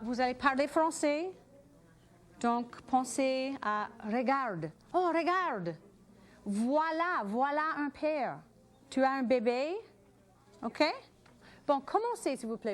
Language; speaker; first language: French; non-native, fluent; English